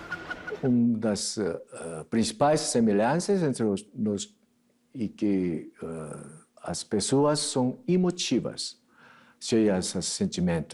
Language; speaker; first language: Portuguese; non-native, learner; Korean